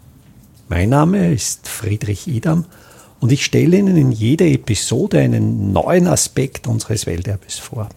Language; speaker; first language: German; native; German